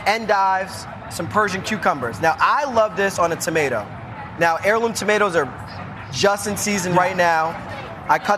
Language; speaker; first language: English; native; English